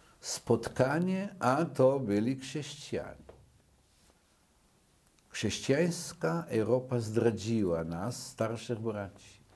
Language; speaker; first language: Polish; early bilingual, other home language; Yiddish